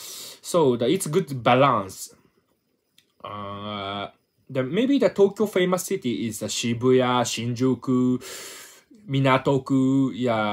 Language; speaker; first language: English; non-native, learner; Japanese